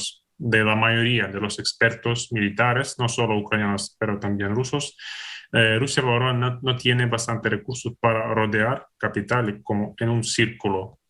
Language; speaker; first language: Spanish; non-native, fluent; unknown